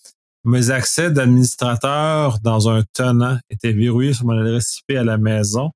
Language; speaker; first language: French; native; French